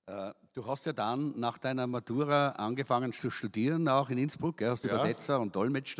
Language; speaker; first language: German; native; German